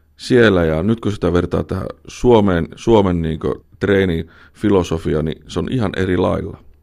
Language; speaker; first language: Finnish; native; Finnish